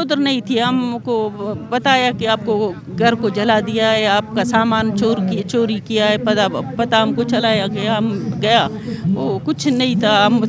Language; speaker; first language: Hindi; non-native, local second language; Baluchi